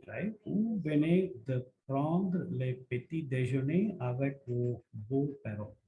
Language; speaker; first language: French; non-native, learner; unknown